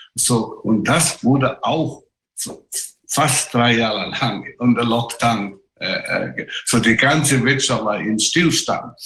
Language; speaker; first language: German; non-native, fluent; Chinese